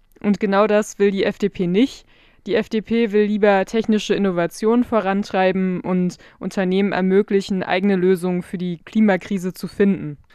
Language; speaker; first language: German; native; German